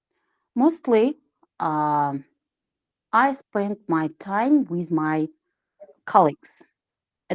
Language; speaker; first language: English; non-native, learner; Russian